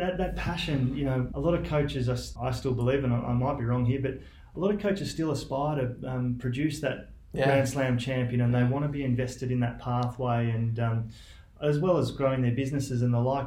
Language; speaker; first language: English; native; English